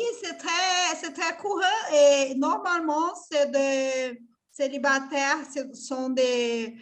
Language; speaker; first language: French; non-native, fluent; Portuguese